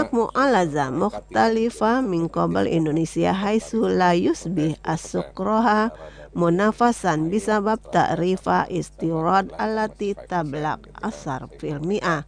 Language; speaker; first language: Arabic; non-native, fluent; Indonesian